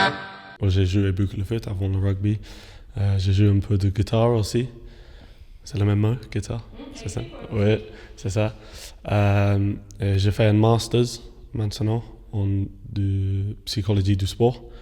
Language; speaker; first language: French; non-native, fluent; English